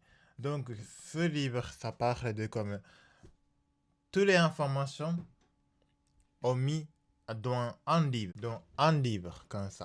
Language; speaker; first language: French; non-native, learner; Japanese